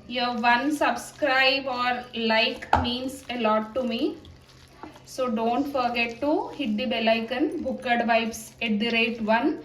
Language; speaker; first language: English; non-native, local second language; Telugu